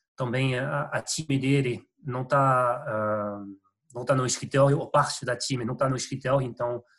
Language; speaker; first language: Portuguese; non-native, fluent; French